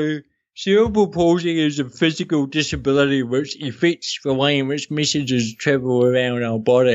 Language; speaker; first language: English; native; English